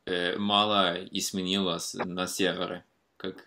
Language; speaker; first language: Russian; non-native, fluent; Norwegian